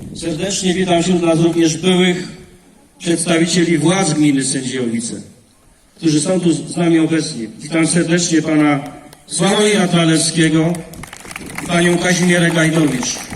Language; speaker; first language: Polish; native; Polish